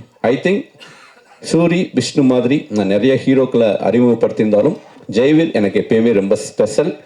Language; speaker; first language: Tamil; native; Tamil